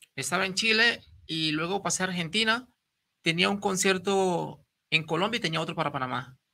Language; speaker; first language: Spanish; native; Spanish